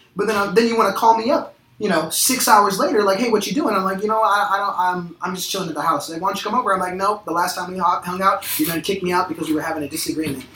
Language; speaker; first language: English; native; English